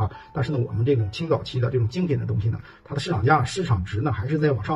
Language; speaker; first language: Chinese; native; Chinese